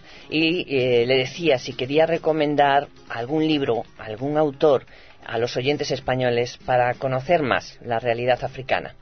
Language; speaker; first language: Spanish; native; Spanish